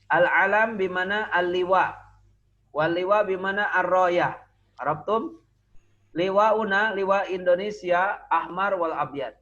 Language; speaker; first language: Arabic; non-native, fluent; Indonesian